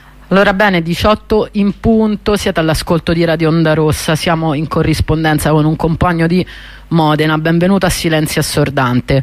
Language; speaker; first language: Italian; non-native, local second language; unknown